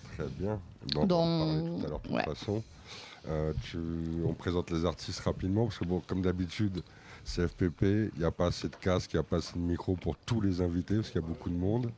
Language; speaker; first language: French; native; French